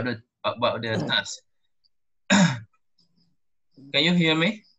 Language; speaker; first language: English; non-native, local second language; Malay